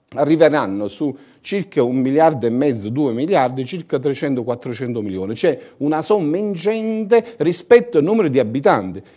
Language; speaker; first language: Italian; native; Italian